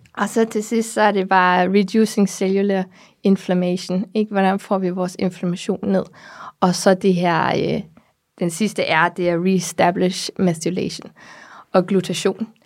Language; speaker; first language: Danish; early bilingual, heritage; Danish